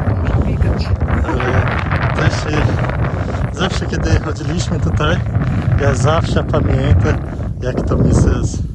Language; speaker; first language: Polish; non-native, learner; Portuguese